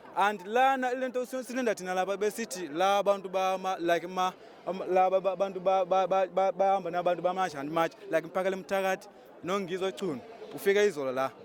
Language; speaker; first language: Zulu; non-native, fluent; Nyanja